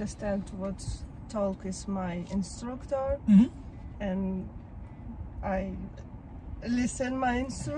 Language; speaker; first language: English; non-native, learner; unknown